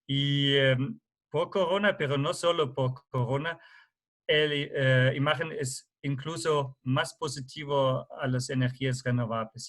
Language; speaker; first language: Spanish; non-native, fluent; German